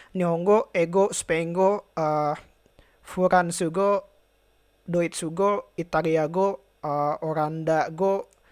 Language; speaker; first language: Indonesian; native; Indonesian